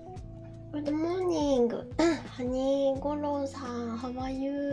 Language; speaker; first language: English; non-native, learner; Japanese